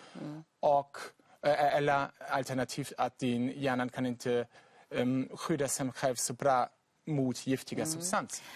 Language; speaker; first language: Swedish; non-native, fluent; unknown